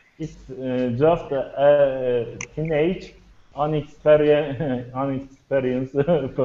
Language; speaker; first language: English; non-native, learner; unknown